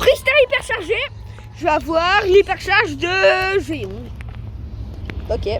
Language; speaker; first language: French; native; French